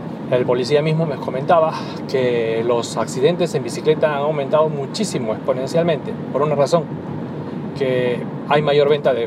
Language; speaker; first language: Spanish; native; Spanish